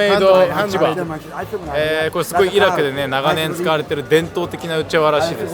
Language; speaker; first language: Japanese; native; Japanese